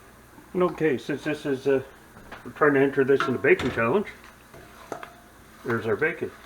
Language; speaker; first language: English; native; English